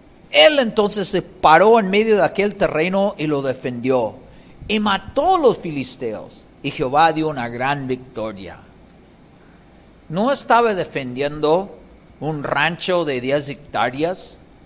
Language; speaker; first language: Spanish; non-native, fluent; English